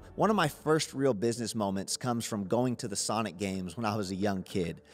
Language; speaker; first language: English; native; English